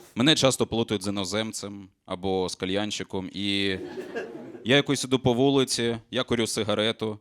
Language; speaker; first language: Ukrainian; non-native, local second language; Russian